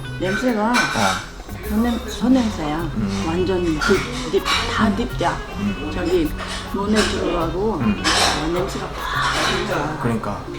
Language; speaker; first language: Korean; non-native, learner; Filipino